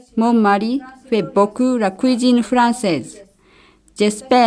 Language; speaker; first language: French; non-native, learner; Japanese